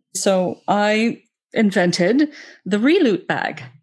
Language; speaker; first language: English; native; English